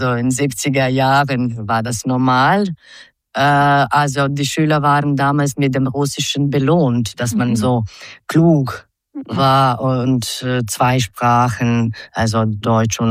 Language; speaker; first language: German; non-native, fluent; Croatian